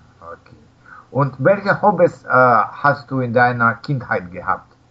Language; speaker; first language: German; non-native, fluent; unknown